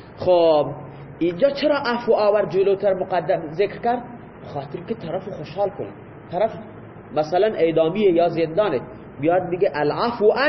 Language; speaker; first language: Persian; non-native, local second language; Baluchi